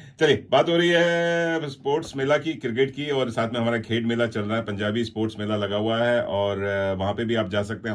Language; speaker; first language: Hindi; native; Hindi